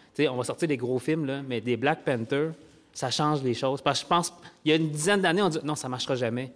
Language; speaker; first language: French; early bilingual, other home language; Vietnamese